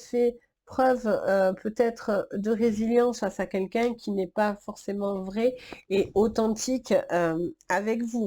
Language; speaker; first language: French; native; French